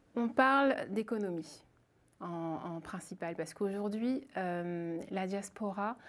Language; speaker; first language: French; native; French